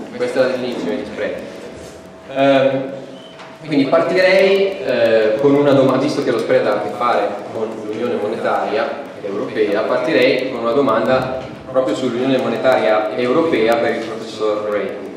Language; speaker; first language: Italian; native; Italian